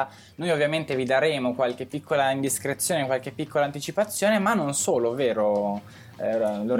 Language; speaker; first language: Italian; native; Italian